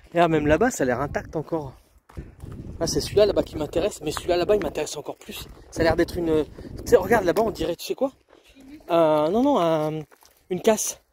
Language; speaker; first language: French; native; French